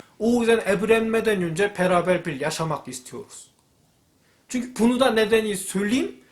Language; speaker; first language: Turkish; non-native, fluent; Korean